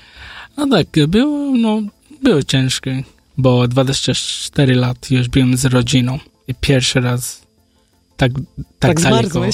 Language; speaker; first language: Polish; non-native, learner; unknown